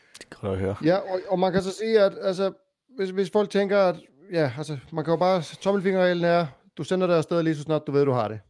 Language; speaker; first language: Danish; native; Danish